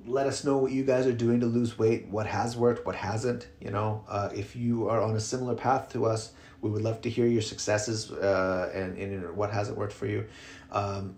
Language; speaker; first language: English; native; English